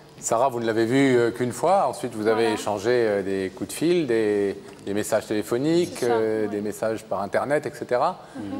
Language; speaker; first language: French; native; French